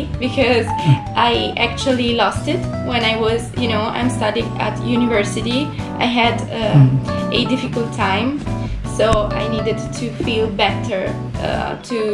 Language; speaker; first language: English; non-native, fluent; Italian